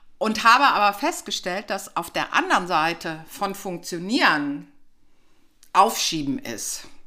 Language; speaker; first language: German; native; German